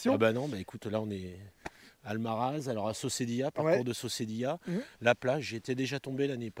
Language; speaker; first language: French; native; French